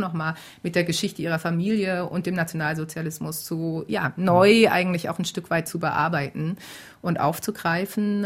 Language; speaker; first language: German; native; German